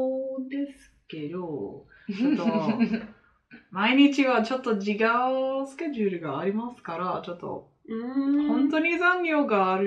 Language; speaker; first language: Japanese; non-native, learner; English